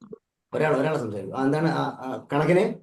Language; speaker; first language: Malayalam; native; Malayalam